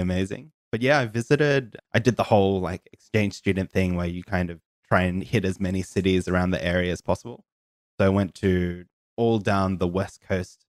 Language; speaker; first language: English; native; English